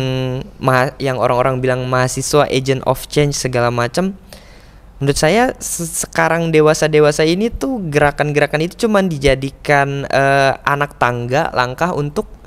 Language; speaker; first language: Indonesian; native; Indonesian